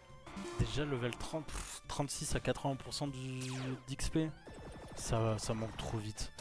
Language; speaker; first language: French; native; French